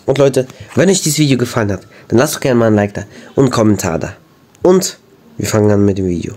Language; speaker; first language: German; native; German